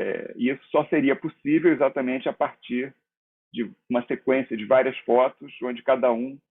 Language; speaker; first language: Portuguese; native; Portuguese